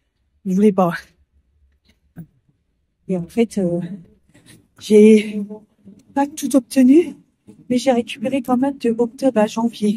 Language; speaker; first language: French; native; French